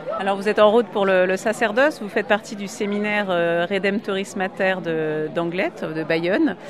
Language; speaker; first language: French; native; French